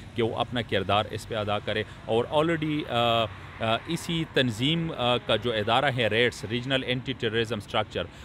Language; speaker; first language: Urdu; non-native, local second language; Pashto